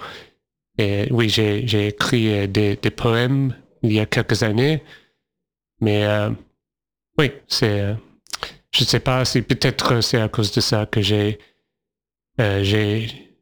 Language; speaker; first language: French; non-native, fluent; English